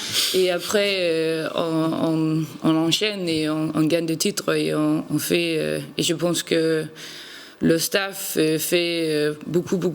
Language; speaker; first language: French; non-native, learner; Danish